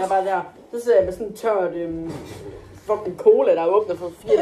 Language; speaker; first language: Danish; native; Danish